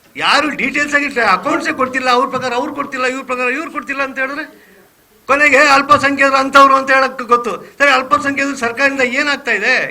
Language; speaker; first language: Kannada; non-native, local second language; Urdu